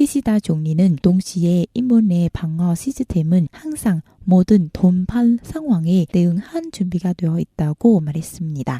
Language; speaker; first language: Korean; non-native, fluent; Vietnamese